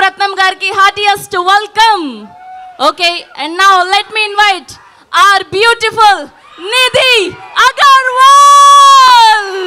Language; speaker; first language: Telugu; native; Telugu